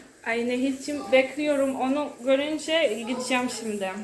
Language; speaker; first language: Turkish; non-native, learner; Kinyarwanda